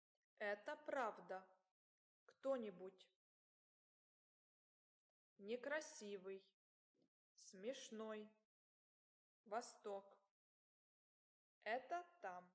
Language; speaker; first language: Russian; non-native, learner; English